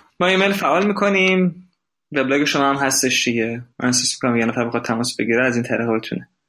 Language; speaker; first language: Persian; native; Persian